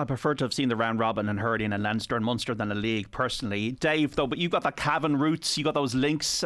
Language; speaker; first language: English; native; English